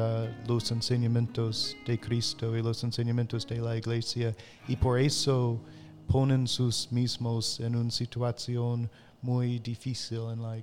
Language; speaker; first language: Spanish; non-native, fluent; English